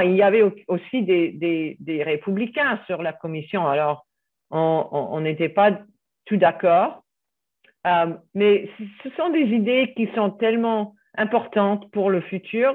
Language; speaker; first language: French; non-native, fluent; English